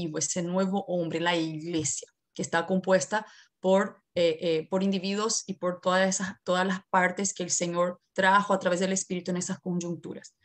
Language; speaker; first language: Spanish; non-native, fluent; Portuguese